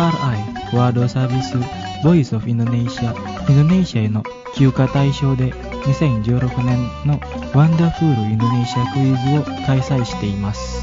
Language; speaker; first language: Japanese; non-native, fluent; Indonesian